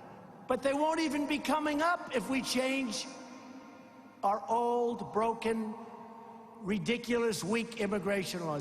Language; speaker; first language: English; native; English